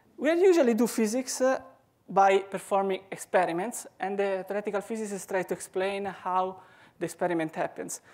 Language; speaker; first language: English; non-native, fluent; Italian